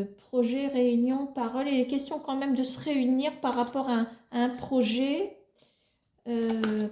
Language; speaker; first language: French; native; French